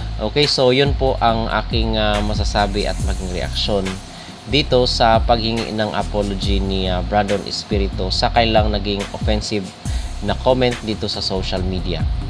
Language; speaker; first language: Filipino; native; Filipino